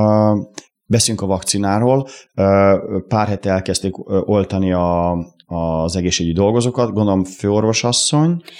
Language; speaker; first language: Hungarian; native; Hungarian